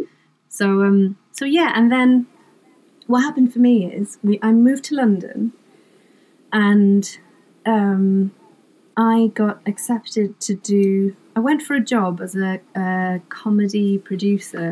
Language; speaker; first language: English; non-native, local second language; Welsh